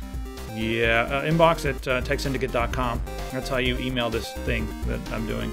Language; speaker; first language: English; native; English